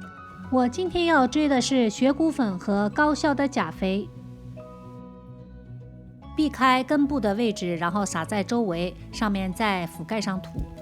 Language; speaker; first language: Chinese; native; Chinese